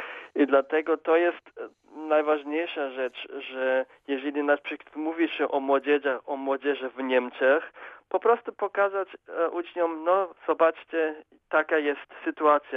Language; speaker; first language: Polish; non-native, fluent; German